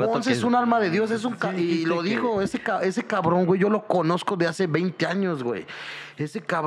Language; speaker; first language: Spanish; native; Spanish